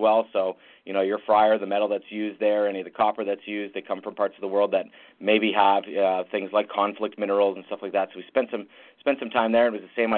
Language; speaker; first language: English; native; English